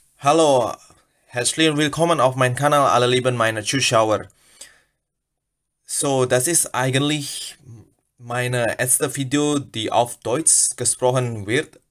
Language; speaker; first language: German; non-native, learner; Indonesian